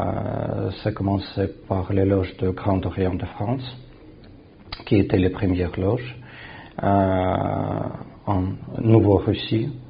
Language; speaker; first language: French; non-native, fluent; Russian